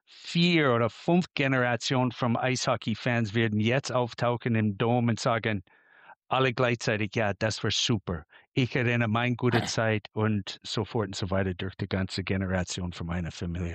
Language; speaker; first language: German; non-native, fluent; English